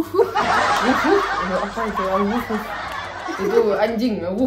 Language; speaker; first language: Indonesian; non-native, learner; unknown